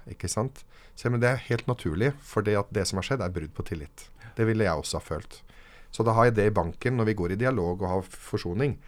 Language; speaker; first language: Norwegian; early bilingual, other home language; Arabic